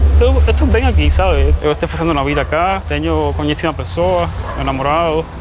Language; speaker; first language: Portuguese; non-native, fluent; Spanish